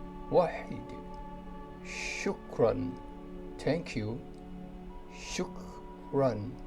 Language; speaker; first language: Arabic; non-native, fluent; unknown